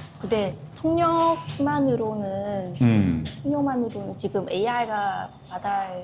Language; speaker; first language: Korean; non-native, fluent; Vietnamese